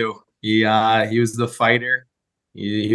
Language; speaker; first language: English; native; English